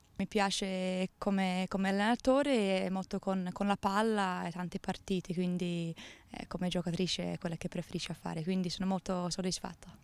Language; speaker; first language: Italian; non-native, fluent; English